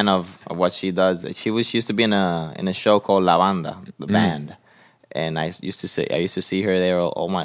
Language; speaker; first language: English; non-native, fluent; Spanish